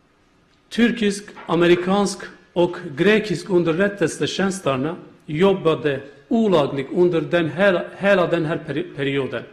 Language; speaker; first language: Swedish; non-native, learner; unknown